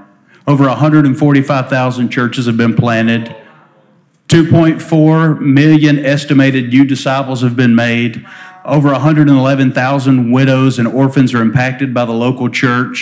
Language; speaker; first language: English; native; English